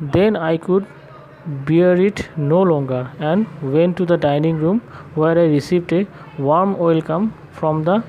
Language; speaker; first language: English; non-native, local second language; Assamese